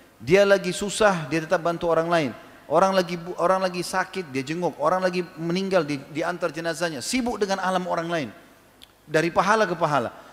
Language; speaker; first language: Malay; native; Malay